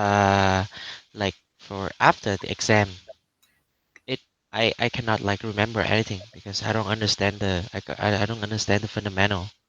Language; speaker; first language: English; non-native, learner; Vietnamese